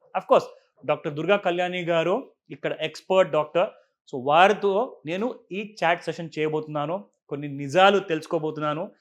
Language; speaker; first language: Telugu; native; Telugu